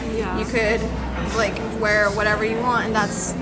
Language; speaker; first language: English; early bilingual, other home language; Spanish